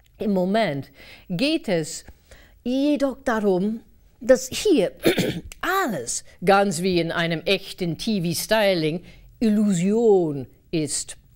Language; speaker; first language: German; non-native, fluent; English